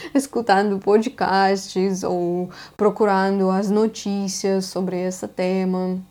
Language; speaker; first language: Portuguese; non-native, fluent; Russian